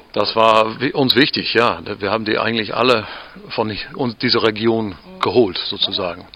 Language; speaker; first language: German; non-native, fluent; English